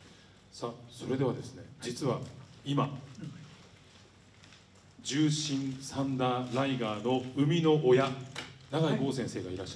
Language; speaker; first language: Japanese; native; Japanese